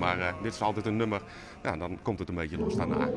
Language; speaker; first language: Dutch; native; Dutch